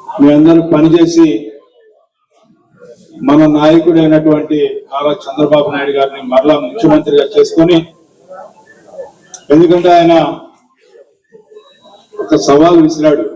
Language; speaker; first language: Telugu; native; Telugu